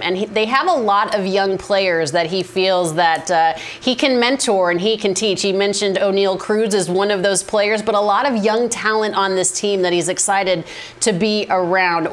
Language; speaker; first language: English; native; English